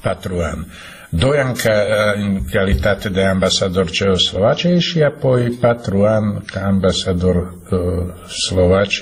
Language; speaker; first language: Romanian; non-native, fluent; Czech